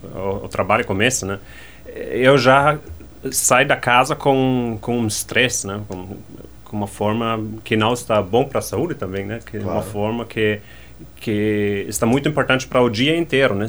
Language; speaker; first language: Portuguese; non-native, fluent; German